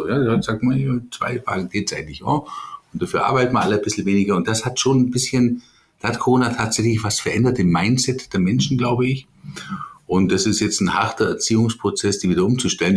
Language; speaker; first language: German; native; German